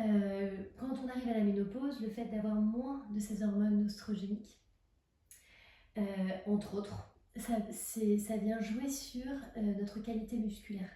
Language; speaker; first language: French; native; French